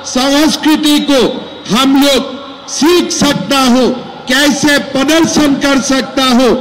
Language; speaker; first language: Hindi; non-native, local second language; Assamese